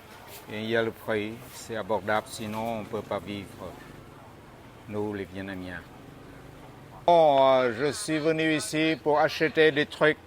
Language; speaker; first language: French; non-native, fluent; Vietnamese